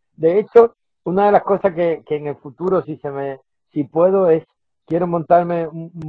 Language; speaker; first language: Spanish; native; Spanish